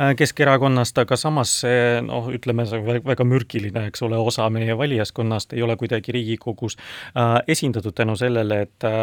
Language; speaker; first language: Estonian; non-native, local second language; Russian